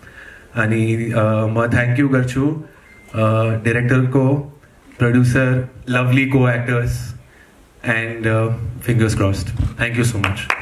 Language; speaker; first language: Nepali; early bilingual, heritage; Nepali